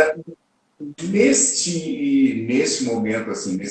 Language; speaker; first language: Portuguese; native; Portuguese